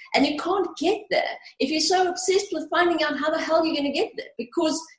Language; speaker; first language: English; early bilingual, other home language; Greek